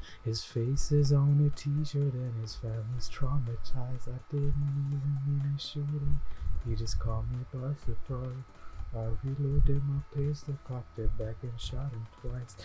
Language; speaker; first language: English; native; English